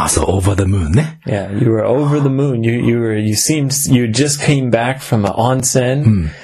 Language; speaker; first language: English; native; English